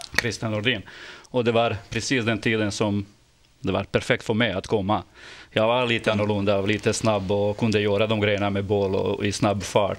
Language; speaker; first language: Swedish; non-native, fluent; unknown